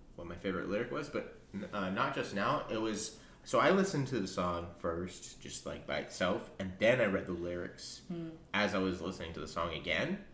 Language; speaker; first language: English; early bilingual, other home language; Urdu